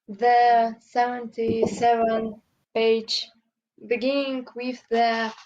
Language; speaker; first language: English; non-native, learner; Russian